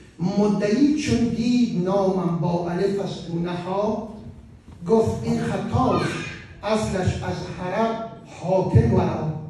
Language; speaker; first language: Persian; non-native, local second language; Shughni